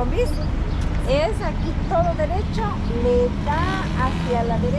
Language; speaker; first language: Spanish; native; Spanish